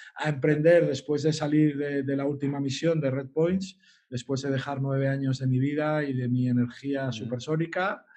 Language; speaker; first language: Spanish; native; Spanish